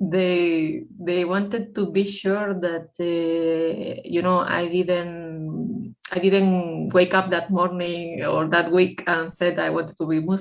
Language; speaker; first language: English; non-native, fluent; Spanish